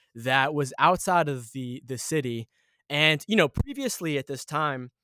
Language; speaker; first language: English; early bilingual, other home language; Arabic